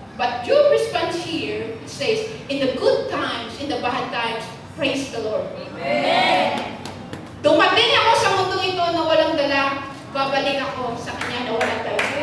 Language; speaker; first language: Filipino; non-native, local second language; Hiligaynon